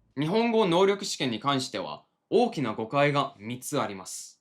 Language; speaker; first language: Japanese; non-native, fluent; English